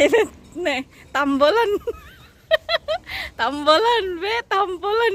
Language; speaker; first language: Turkish; non-native, learner; Indonesian